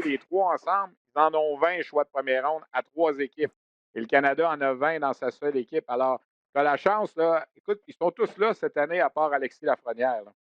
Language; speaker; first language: French; native; French